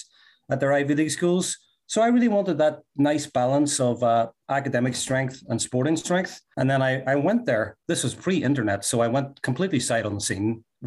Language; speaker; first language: English; native; English